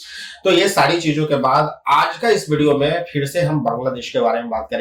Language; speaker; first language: Hindi; native; Hindi